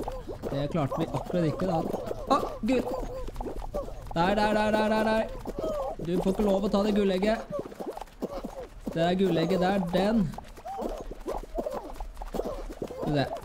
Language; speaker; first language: Norwegian; native; Norwegian